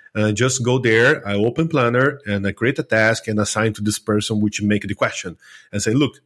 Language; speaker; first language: English; non-native, fluent; Portuguese